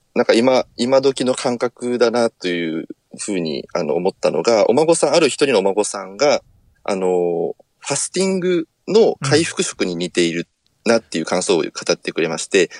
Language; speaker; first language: Japanese; native; Japanese